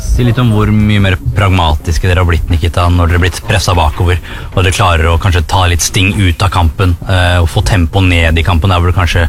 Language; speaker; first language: Norwegian; native; Norwegian